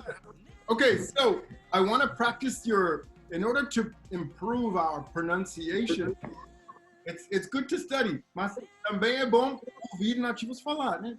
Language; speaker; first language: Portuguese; non-native, fluent; English